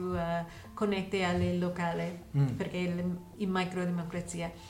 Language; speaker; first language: Italian; non-native, learner; English